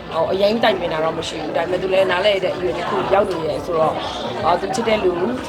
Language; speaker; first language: Burmese; non-native, local second language; Mon